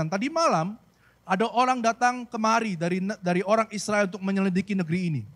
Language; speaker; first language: Indonesian; native; Indonesian